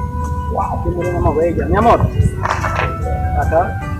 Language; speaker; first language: Spanish; non-native, learner; Haitian Creole